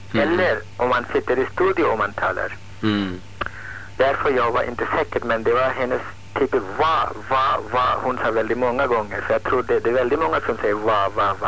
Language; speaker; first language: Swedish; non-native, fluent; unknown